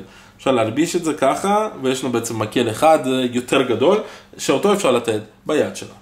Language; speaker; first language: Hebrew; native; Hebrew